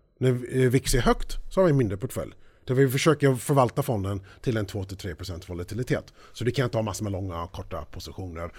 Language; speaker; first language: Swedish; early bilingual, heritage; English